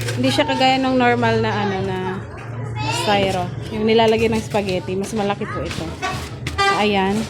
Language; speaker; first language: Filipino; non-native, local second language; Bikol